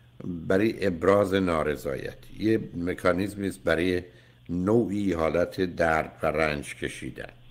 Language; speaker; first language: Persian; native; Persian